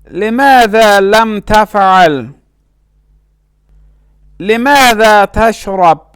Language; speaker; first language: Arabic; non-native, fluent; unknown